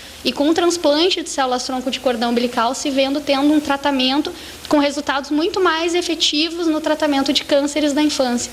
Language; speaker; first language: Portuguese; native; Portuguese